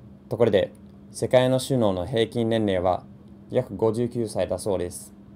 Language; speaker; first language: Japanese; non-native, fluent; English